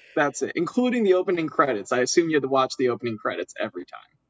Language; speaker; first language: English; native; English